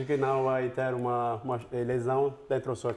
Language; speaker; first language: Portuguese; non-native, fluent; Turkish